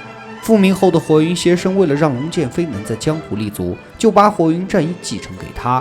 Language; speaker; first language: Chinese; native; Chinese